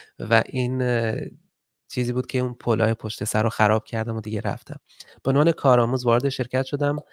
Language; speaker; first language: Persian; non-native, local second language; Kurdish